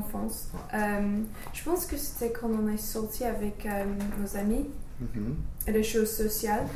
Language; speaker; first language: French; non-native, learner; English